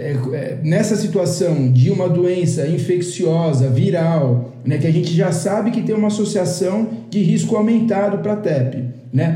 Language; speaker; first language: Portuguese; native; Portuguese